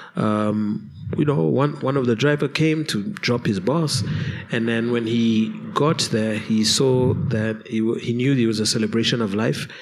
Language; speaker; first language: English; non-native, local second language; Kinyarwanda